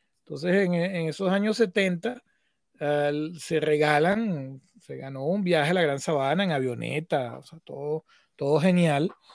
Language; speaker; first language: Spanish; native; Spanish